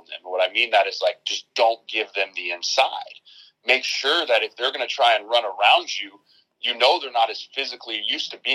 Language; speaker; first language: English; native; English